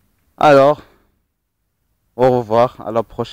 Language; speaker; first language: French; non-native, local second language; Arabic